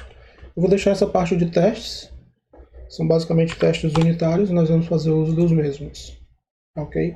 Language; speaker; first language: Portuguese; native; Portuguese